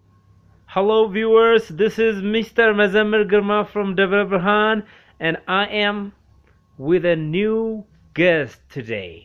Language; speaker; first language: English; non-native, local second language; Amharic